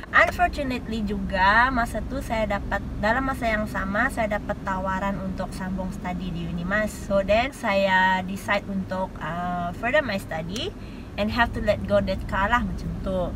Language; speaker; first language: Malay; non-native, local second language; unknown